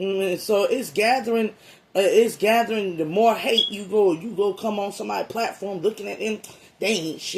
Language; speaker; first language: English; native; English